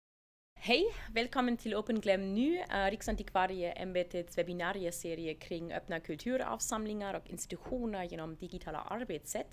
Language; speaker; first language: Swedish; non-native, fluent; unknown